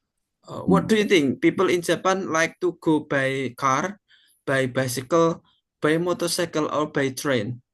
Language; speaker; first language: English; non-native, fluent; Indonesian